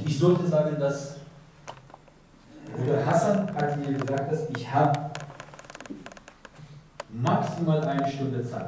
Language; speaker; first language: German; non-native, learner; Persian